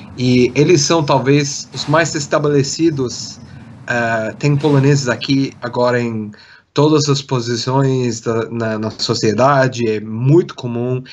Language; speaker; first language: Portuguese; non-native, fluent; English